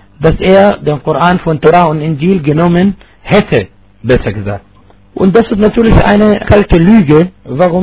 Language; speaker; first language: German; non-native, fluent; Arabic